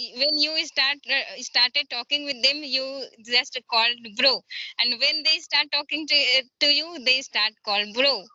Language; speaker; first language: English; non-native, learner; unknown